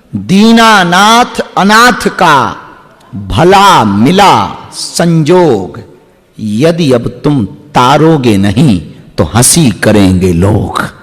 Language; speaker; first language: Hindi; native; Hindi